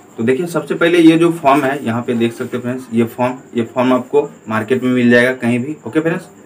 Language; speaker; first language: Hindi; native; Hindi